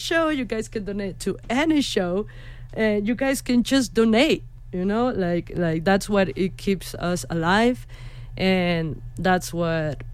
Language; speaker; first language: English; non-native, fluent; Spanish